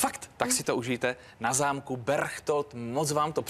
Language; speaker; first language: Czech; native; Czech